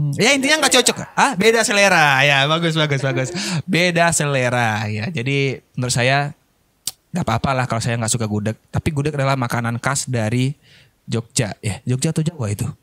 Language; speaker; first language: Indonesian; native; Indonesian